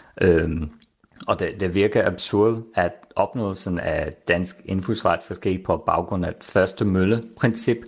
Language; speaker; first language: Danish; non-native, fluent; English